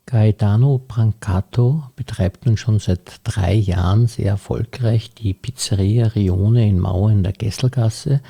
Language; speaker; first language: German; native; German